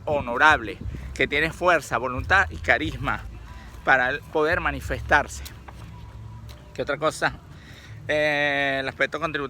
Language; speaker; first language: Spanish; native; Spanish